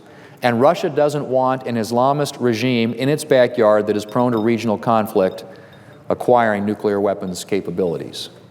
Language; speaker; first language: English; native; English